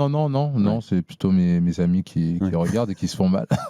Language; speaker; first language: French; native; French